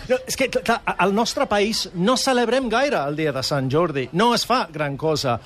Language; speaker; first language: Catalan; non-native, fluent; English